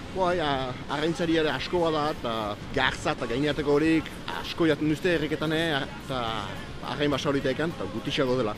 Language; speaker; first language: Basque; native; Basque